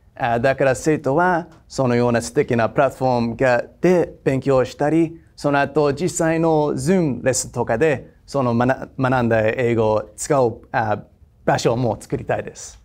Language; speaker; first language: Japanese; non-native, fluent; English